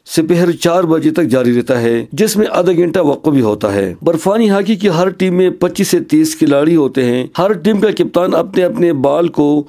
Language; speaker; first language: Urdu; non-native, local second language; Khowar